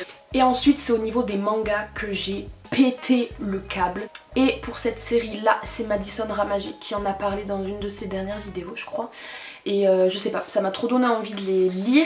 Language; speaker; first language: French; native; French